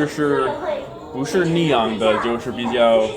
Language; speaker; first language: Chinese; non-native, fluent; English